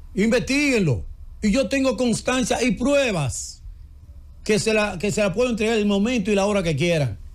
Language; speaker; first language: Spanish; native; Spanish